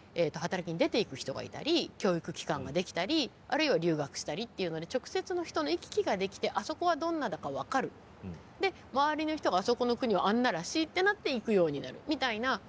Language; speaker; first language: Japanese; native; Japanese